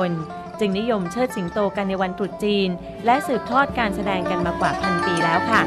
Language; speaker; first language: Thai; native; Thai